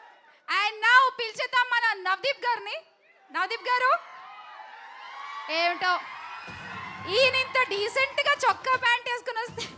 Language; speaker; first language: Telugu; native; Telugu